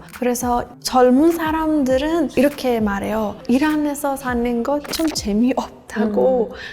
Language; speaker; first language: Korean; non-native, fluent; Persian